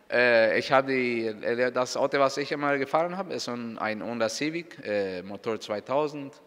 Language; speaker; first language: German; non-native, local second language; Spanish